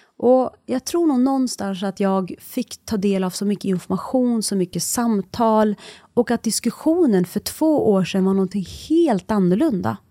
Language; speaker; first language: Swedish; early bilingual, other home language; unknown